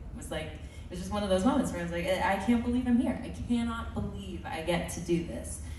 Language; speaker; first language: English; early bilingual, other home language; Filipino